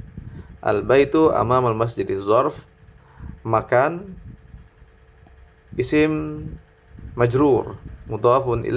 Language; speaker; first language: Arabic; non-native, fluent; Indonesian